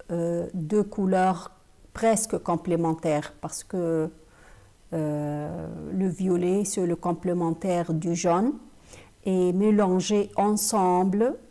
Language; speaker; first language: French; non-native, fluent; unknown